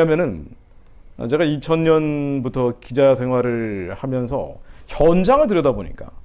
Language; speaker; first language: Korean; native; Korean